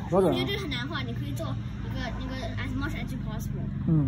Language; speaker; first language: Chinese; early bilingual, heritage; Chinese